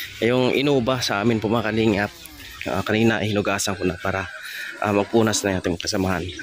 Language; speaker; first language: Filipino; non-native, local second language; Cebuano